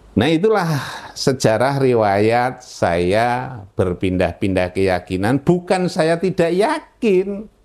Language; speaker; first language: Indonesian; non-native, local second language; Javanese